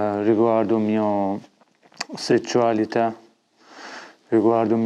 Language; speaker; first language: Italian; non-native, learner; Persian